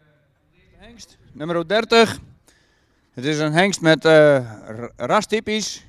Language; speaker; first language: Dutch; native; Dutch